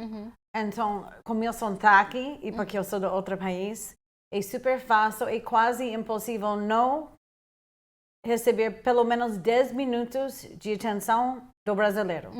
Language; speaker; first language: Portuguese; non-native, fluent; English